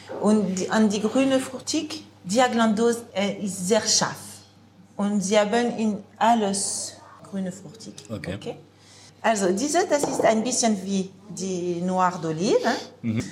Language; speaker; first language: German; non-native, learner; French